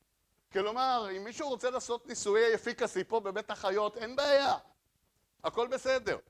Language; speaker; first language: Hebrew; native; Hebrew